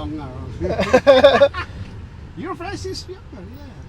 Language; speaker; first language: English; non-native, learner; Indonesian